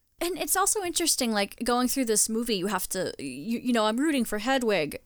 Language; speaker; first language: English; native; English